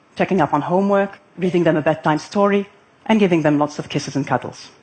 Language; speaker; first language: English; non-native, fluent; Arabic